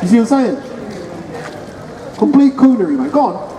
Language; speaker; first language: English; native; English